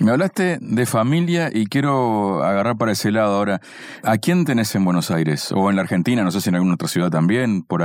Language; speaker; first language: Spanish; native; Spanish